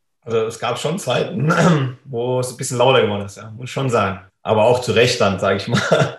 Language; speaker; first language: German; native; German